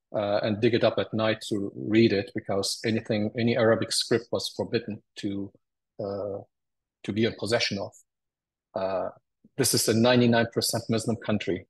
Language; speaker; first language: English; early bilingual, other home language; Turkish